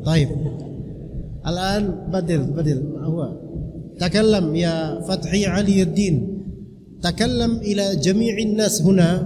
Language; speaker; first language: Arabic; non-native, fluent; Indonesian